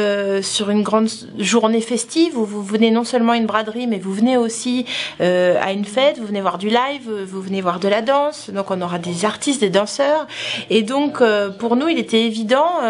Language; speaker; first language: French; native; French